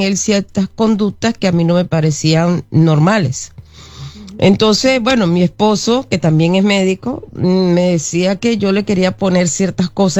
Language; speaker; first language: Spanish; native; Spanish